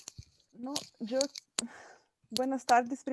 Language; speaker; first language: Spanish; non-native, fluent; Portuguese